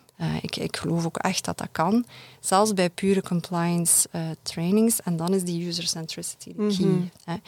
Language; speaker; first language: Dutch; native; Dutch